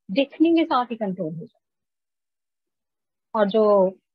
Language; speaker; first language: Hindi; native; Hindi